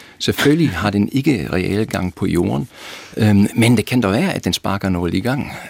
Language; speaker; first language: Danish; non-native, fluent; German